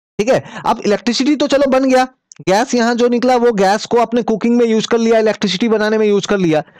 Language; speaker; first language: Hindi; native; Hindi